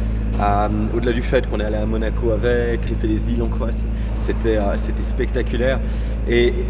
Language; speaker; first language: French; native; French